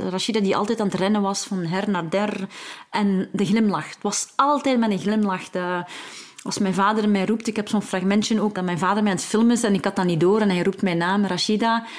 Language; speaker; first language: Dutch; early bilingual, other home language; Arabic